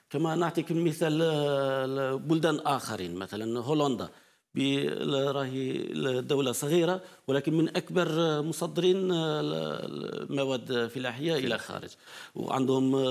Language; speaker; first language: Arabic; non-native, fluent; Turkish